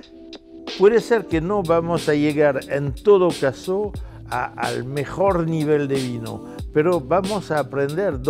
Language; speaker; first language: Spanish; non-native, fluent; French